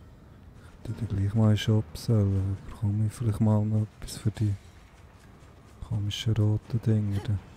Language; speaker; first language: German; native; German